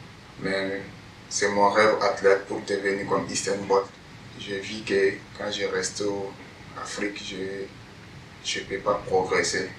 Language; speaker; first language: French; non-native, learner; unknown